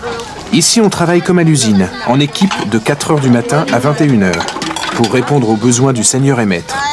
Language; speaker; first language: French; native; French